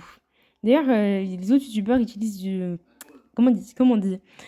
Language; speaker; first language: French; native; French